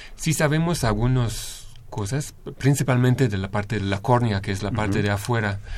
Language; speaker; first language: Spanish; non-native, fluent; English